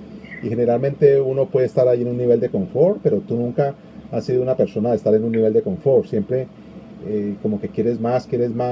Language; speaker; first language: Spanish; native; Spanish